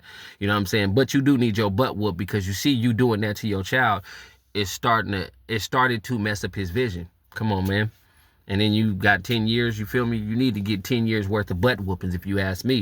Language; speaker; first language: English; native; English